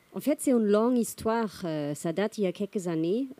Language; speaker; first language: French; non-native, fluent; German